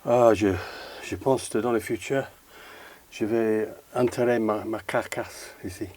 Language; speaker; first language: French; non-native, learner; English